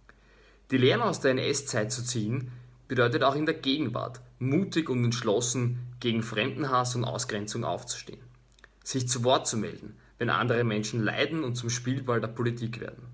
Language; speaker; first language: German; native; German